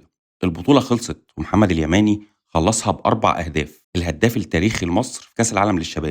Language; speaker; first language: Arabic; native; Arabic